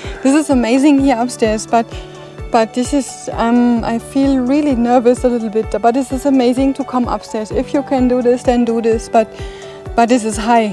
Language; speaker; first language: English; non-native, learner; German